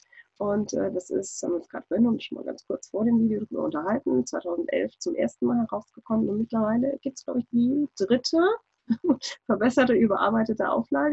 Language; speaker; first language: German; native; German